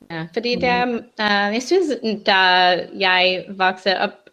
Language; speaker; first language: Danish; non-native, learner; English